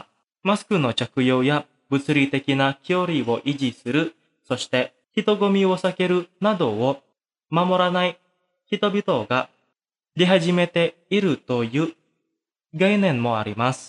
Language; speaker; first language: Japanese; non-native, fluent; Indonesian